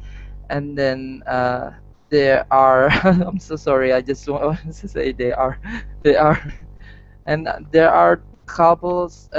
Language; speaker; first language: English; non-native, learner; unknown